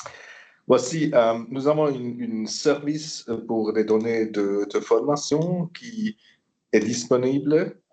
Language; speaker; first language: French; non-native, local second language; German